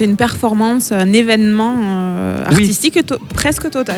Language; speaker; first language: French; native; French